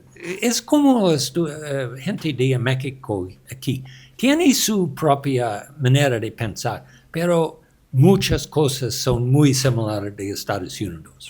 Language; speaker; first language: Spanish; non-native, learner; English